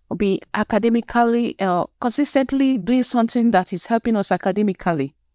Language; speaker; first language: English; non-native, local second language; Igbo